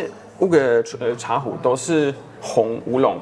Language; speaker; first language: Chinese; non-native, fluent; Swedish